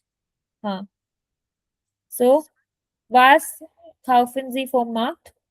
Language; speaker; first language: German; non-native, fluent; Hindi